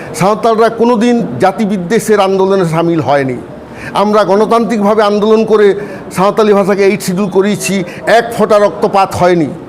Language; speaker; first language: Bangla; non-native, local second language; Santali